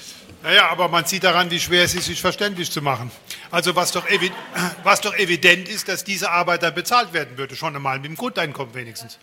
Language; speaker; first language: German; native; German